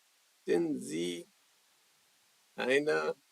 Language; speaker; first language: German; non-native, learner; English